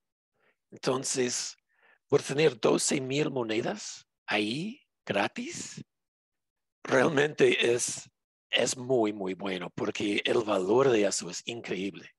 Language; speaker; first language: Spanish; non-native, fluent; English